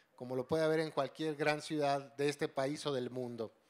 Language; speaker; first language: Spanish; native; Spanish